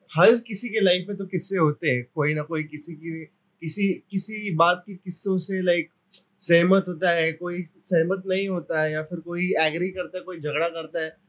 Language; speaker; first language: Hindi; non-native, local second language; Marathi